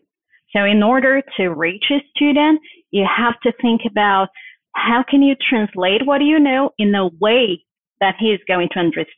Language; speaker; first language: English; non-native, fluent; Portuguese